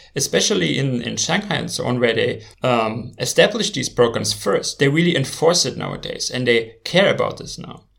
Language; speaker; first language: English; non-native, fluent; German